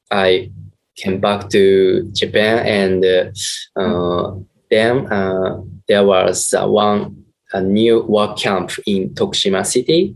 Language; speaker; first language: English; non-native, learner; Japanese